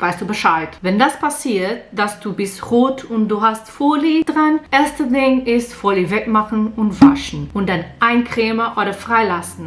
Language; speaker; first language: German; non-native, learner; Portuguese